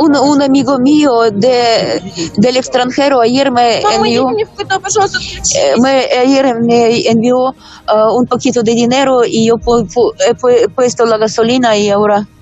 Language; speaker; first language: Spanish; non-native, learner; Ukrainian